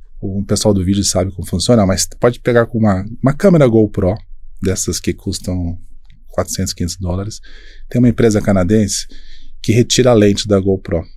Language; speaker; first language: Portuguese; native; Portuguese